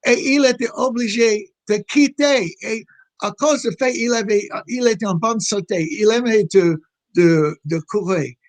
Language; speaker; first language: French; non-native, fluent; English